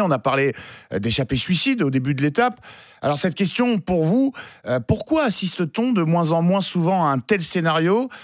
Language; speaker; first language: French; native; French